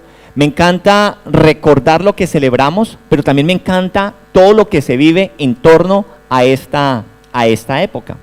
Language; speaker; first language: Spanish; native; Spanish